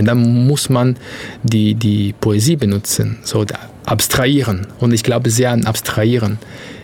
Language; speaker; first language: German; non-native, fluent; Italian